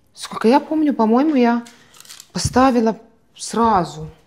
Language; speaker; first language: Russian; non-native, fluent; Estonian